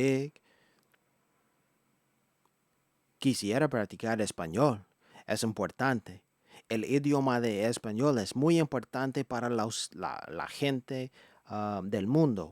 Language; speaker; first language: Spanish; non-native, learner; English